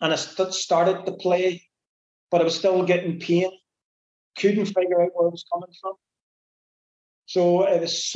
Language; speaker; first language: English; native; English